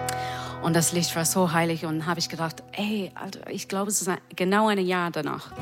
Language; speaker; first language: German; non-native, learner; English